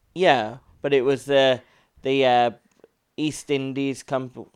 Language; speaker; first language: English; native; English